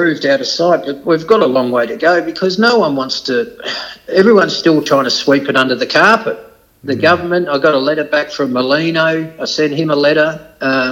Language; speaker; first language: English; native; English